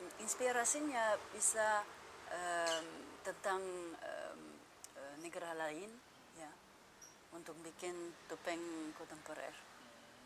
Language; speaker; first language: Indonesian; non-native, fluent; French